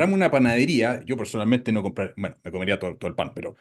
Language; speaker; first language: Spanish; native; Spanish